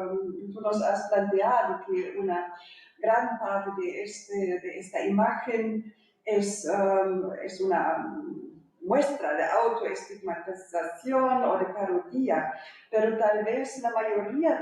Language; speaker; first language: Spanish; non-native, fluent; German